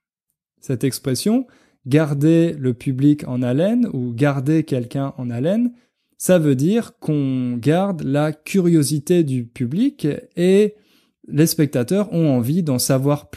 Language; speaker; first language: French; native; French